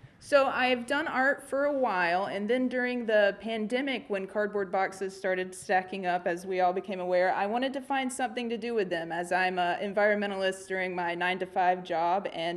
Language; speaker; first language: English; native; English